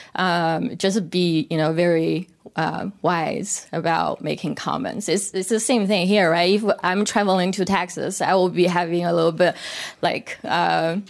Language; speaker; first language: English; non-native, fluent; Korean